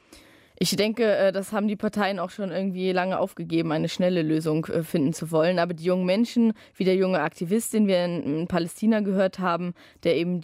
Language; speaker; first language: German; native; German